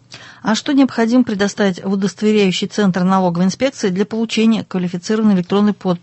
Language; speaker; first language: Russian; native; Russian